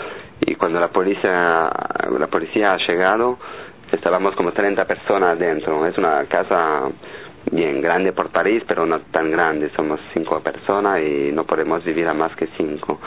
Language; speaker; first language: Spanish; non-native, fluent; French